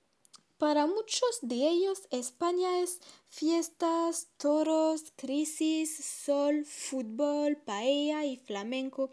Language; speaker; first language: Spanish; non-native, learner; French